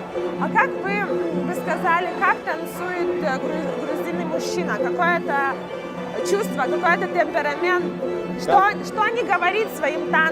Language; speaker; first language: Russian; non-native, fluent; Lithuanian